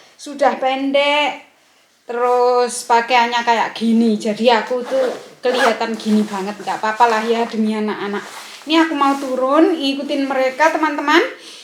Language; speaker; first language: Indonesian; native; Indonesian